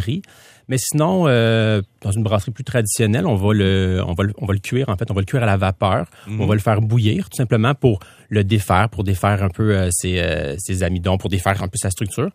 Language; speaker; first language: French; native; French